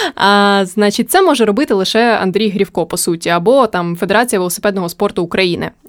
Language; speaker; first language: Ukrainian; native; Ukrainian